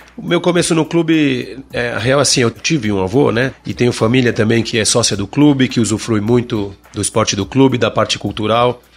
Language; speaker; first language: Portuguese; non-native, fluent; Spanish